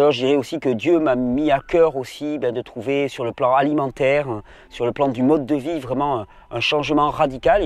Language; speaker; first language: French; native; French